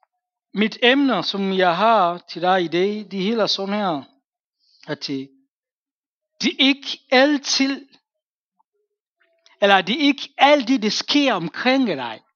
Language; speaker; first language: Swedish; non-native, learner; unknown